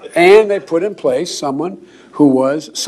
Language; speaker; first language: English; native; English